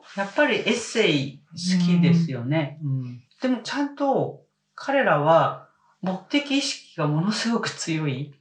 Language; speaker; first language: Japanese; non-native, fluent; Korean